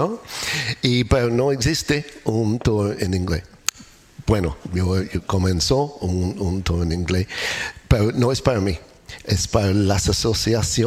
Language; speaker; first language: Spanish; non-native, learner; English